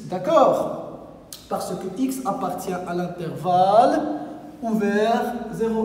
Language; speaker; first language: French; non-native, local second language; Arabic